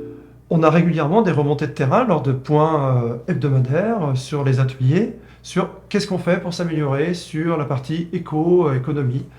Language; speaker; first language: French; native; French